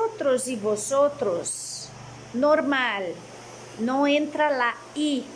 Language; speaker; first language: Spanish; non-native, fluent; Portuguese